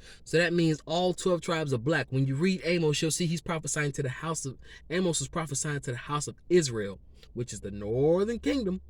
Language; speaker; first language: English; native; English